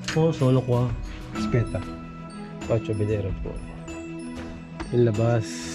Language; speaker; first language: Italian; non-native, learner; Filipino